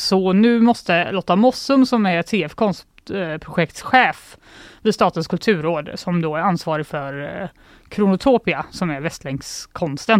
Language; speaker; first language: Swedish; native; Swedish